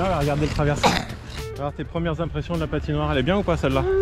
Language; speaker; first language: French; native; French